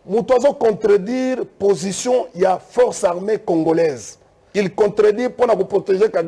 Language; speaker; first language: French; non-native, local second language; Lingala